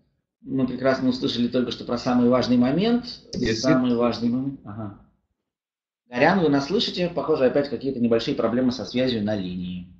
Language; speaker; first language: Russian; native; Russian